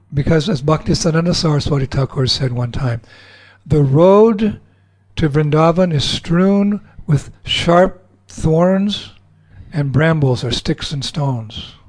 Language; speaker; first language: English; native; English